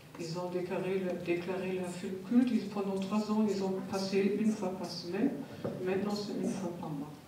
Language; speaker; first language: French; non-native, fluent; German